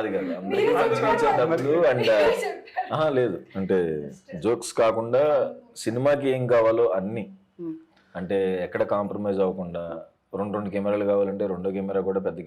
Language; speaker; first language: Telugu; native; Telugu